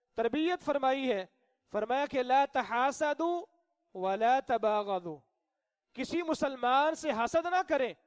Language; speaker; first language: Urdu; non-native, local second language; Punjabi